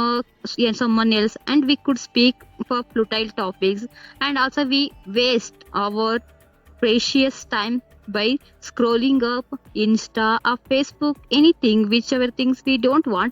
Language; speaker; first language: English; non-native, learner; Kannada